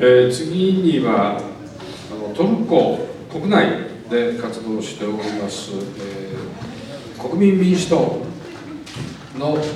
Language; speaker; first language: Japanese; native; Japanese